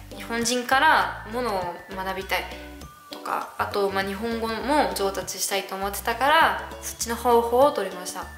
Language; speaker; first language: Japanese; non-native, fluent; French